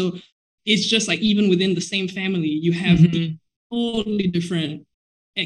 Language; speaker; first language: English; native; English